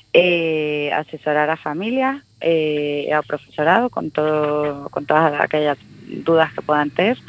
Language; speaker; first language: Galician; non-native, local second language; Spanish